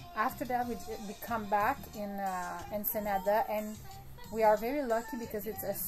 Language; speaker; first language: English; native; English